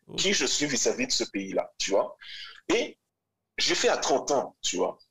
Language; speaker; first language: French; native; French